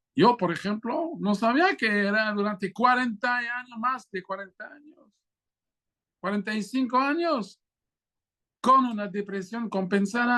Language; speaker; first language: Spanish; non-native, fluent; French